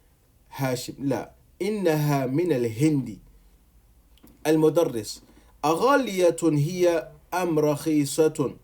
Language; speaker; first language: Arabic; non-native, fluent; English